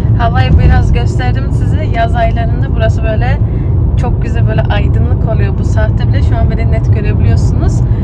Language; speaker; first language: Turkish; early bilingual, heritage; Turkish